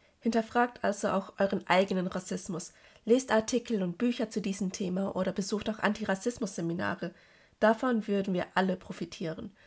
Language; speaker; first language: German; early bilingual, other home language; Cantonese